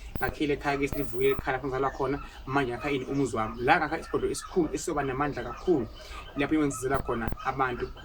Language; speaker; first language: Zulu; native; Zulu